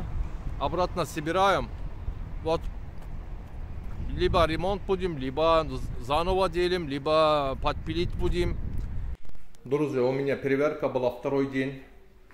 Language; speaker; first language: Russian; non-native, learner; Turkish